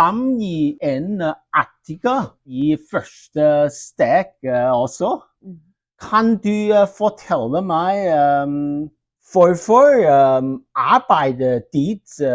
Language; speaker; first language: Norwegian; non-native, learner; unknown